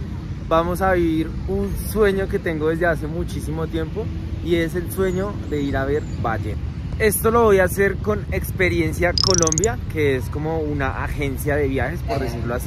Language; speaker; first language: Spanish; native; Spanish